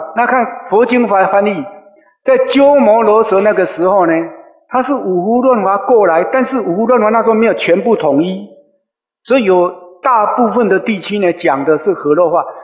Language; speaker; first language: Chinese; non-native, local second language; Min Nan Chinese